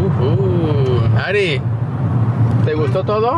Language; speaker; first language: Spanish; early bilingual, heritage; English